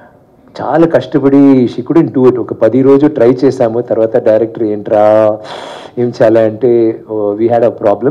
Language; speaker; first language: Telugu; non-native, fluent; Tamil